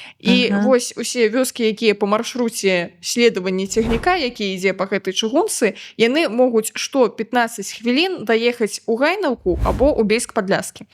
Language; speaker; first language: Belarusian; native; Belarusian